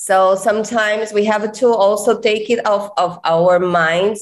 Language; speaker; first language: English; non-native, fluent; Portuguese